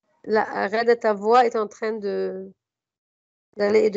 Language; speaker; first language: French; non-native, fluent; Arabic